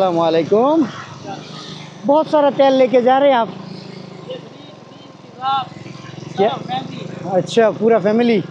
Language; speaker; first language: Hindi; non-native, learner; Bangla